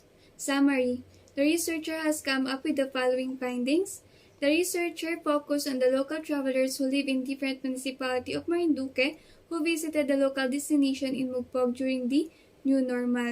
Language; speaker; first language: English; non-native, local second language; Filipino